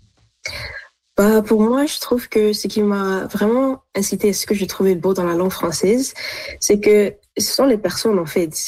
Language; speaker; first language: French; non-native, local second language; Arabic